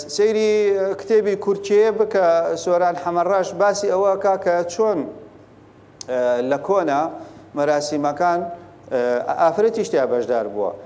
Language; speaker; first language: Central Kurdish; non-native, local second language; Gurani